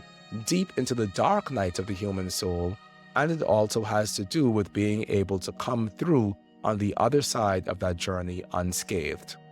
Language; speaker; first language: English; native; English